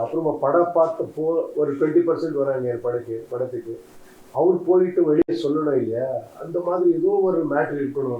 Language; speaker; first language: Tamil; non-native, learner; Kannada